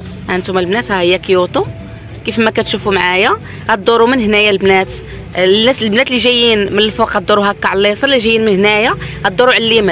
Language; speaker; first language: Arabic; native; Arabic